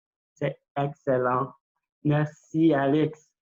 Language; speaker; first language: French; non-native, local second language; English